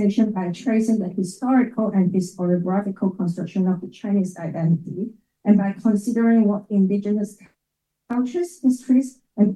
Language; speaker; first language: English; non-native, local second language; Cantonese